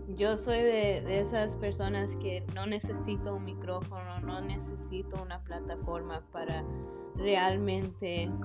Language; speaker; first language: Spanish; early bilingual, heritage; English